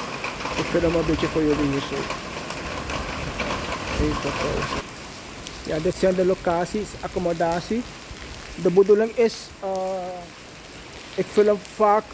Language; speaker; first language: Dutch; non-native, local second language; Sranan Tongo